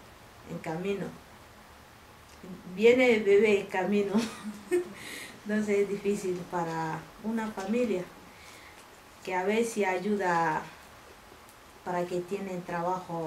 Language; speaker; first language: Spanish; non-native, fluent; Bambara